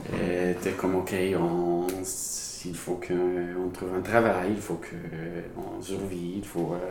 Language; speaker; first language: French; non-native, learner; Spanish